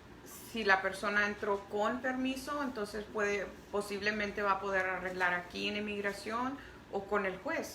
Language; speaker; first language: Spanish; early bilingual, heritage; Spanish